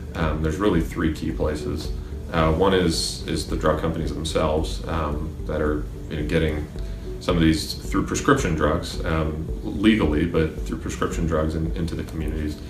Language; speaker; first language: English; native; English